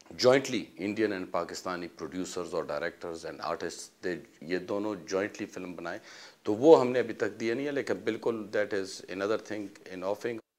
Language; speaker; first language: Urdu; non-native, local second language; Pashto